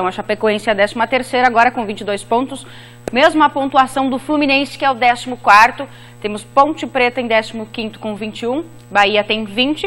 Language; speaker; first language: Portuguese; native; Portuguese